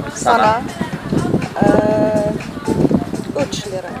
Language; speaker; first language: Turkish; non-native, learner; English